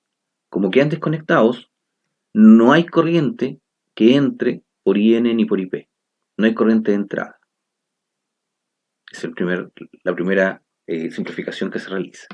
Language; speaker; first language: Spanish; native; Spanish